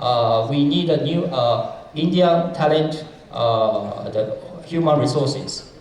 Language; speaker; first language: English; non-native, fluent; Japanese